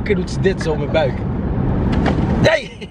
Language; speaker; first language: Dutch; native; Dutch